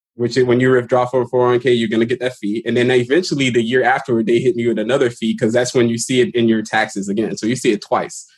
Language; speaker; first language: English; early bilingual, other home language; Haitian Creole